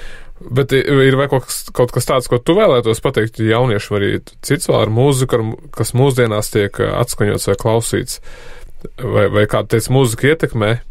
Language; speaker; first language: Latvian; native; Latvian